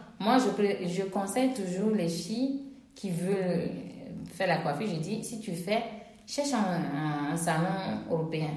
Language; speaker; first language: French; non-native, local second language; Ewe